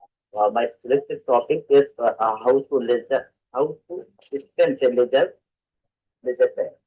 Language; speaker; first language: English; non-native, learner; Bangla